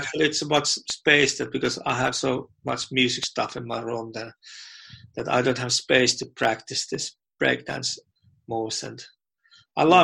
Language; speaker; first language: English; non-native, fluent; Finnish